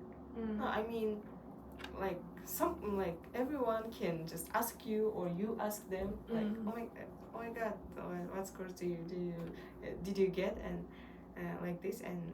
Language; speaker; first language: English; non-native, learner; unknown